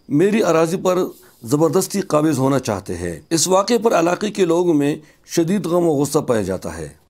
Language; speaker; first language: Urdu; non-native, local second language; Khowar